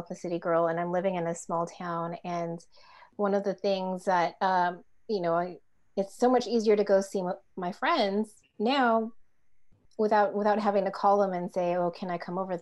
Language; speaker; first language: English; native; English